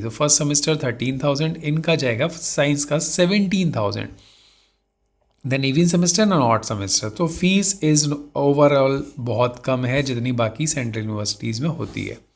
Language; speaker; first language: Hindi; native; Hindi